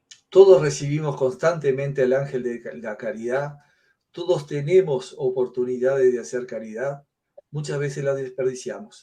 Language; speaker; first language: Spanish; native; Spanish